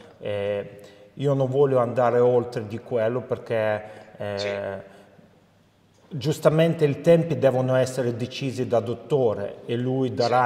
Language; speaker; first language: Italian; non-native, fluent; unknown